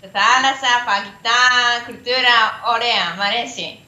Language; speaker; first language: Greek; non-native, learner; Japanese